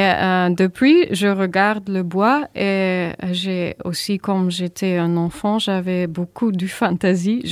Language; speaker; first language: French; non-native, learner; German